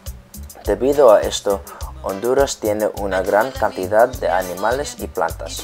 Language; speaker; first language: Spanish; non-native, learner; English